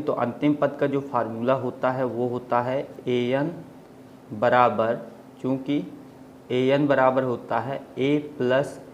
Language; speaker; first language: Hindi; native; Hindi